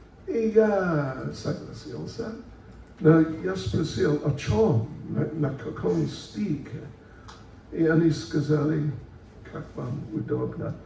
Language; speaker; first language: Russian; non-native, learner; English